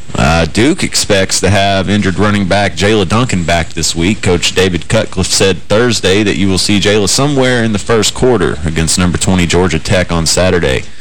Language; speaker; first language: English; native; English